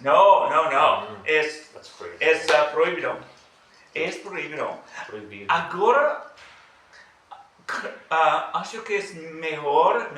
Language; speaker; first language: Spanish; non-native, learner; English